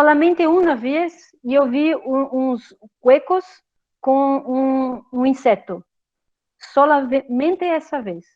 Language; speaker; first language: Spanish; non-native, learner; Portuguese